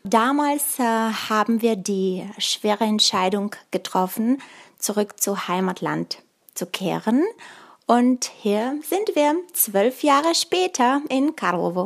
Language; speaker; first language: German; early bilingual, other home language; Bulgarian